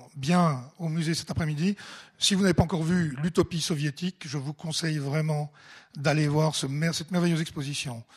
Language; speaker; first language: French; native; French